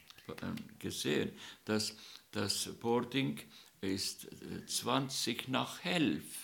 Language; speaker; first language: German; non-native, learner; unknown